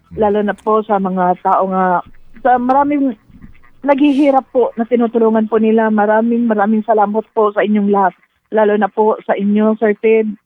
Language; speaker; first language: Filipino; non-native, local second language; Cebuano